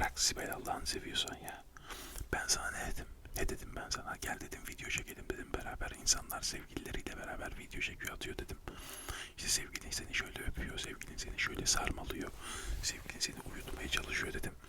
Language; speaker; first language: Turkish; native; Turkish